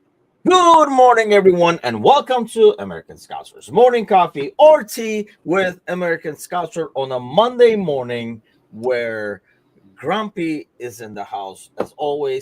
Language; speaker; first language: English; native; English